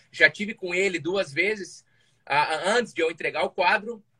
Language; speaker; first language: Portuguese; native; Portuguese